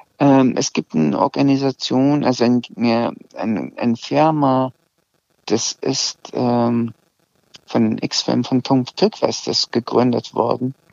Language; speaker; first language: German; early bilingual, other home language; Azerbaijani